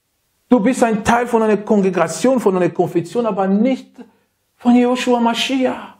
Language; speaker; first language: German; non-native, learner; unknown